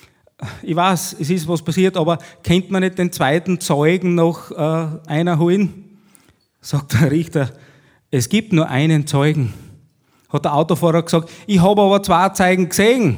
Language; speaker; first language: German; native; German